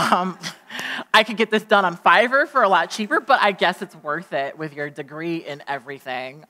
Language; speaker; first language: English; native; English